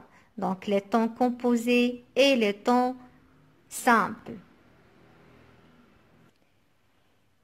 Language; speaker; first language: French; non-native, local second language; Arabic